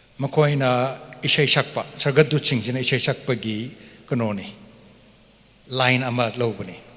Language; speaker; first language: Manipuri; non-native, local second language; Tangkhul Naga (India)